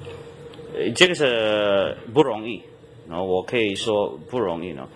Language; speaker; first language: Chinese; non-native, fluent; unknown